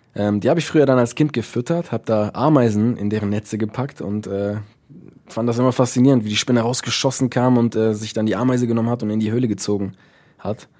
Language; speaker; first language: German; early bilingual, other home language; Dutch